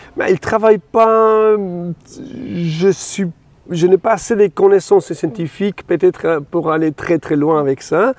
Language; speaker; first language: French; non-native, fluent; Spanish